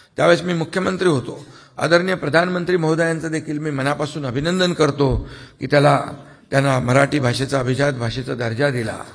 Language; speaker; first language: Marathi; native; Marathi